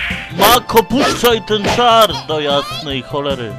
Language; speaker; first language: Polish; native; Polish